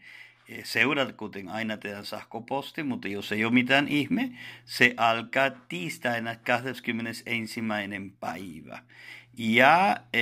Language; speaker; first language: Finnish; non-native, learner; Spanish